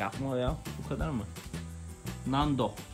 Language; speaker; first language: Turkish; native; Turkish